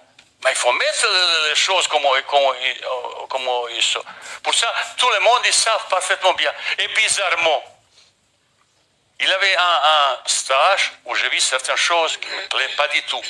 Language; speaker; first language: French; non-native, fluent; Bosnian